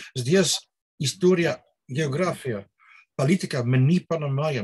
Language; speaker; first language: Russian; non-native, learner; Dutch